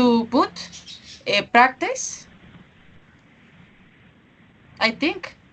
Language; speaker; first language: English; non-native, learner; Spanish